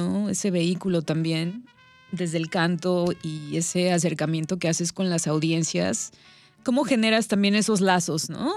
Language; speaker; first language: Spanish; native; Spanish